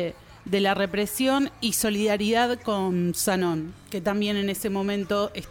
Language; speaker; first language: Spanish; native; Spanish